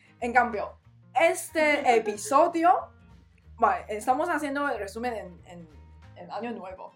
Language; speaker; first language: Spanish; non-native, learner; Chinese